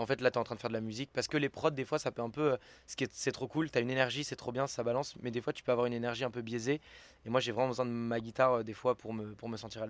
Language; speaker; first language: French; native; French